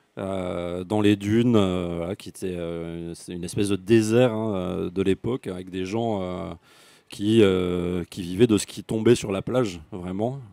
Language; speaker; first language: French; native; French